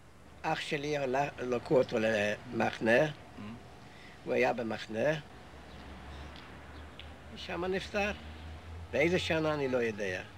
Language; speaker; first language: Hebrew; non-native, fluent; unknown